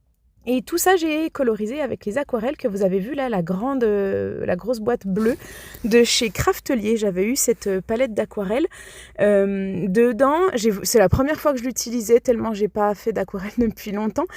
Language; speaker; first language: French; native; French